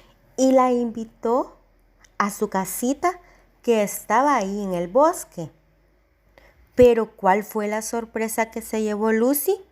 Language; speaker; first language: Spanish; native; Spanish